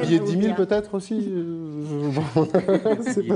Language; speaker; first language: French; native; French